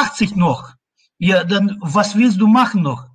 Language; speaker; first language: German; non-native, learner; Russian